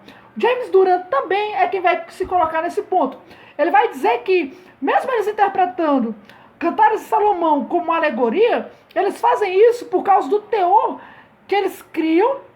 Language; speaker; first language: Portuguese; native; Portuguese